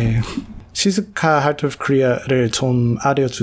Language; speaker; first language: Korean; non-native, learner; English